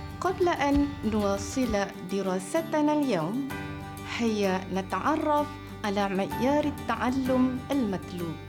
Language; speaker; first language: Arabic; non-native, fluent; Malay